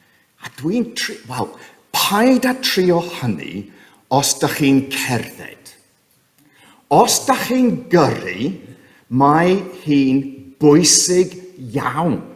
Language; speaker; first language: Welsh; non-native, fluent; English